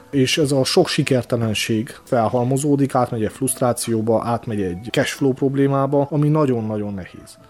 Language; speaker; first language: Hungarian; native; Hungarian